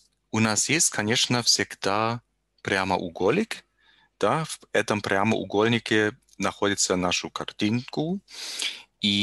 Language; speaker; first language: Russian; non-native, learner; German